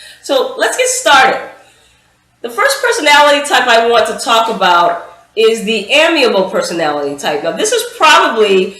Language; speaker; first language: English; native; English